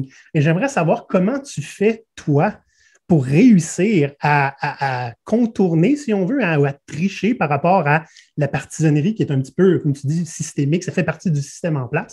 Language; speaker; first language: French; native; French